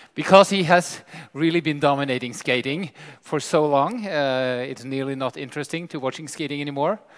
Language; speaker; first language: English; non-native, fluent; Norwegian